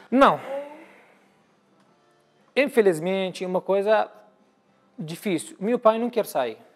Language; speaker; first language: Portuguese; non-native, learner; Arabic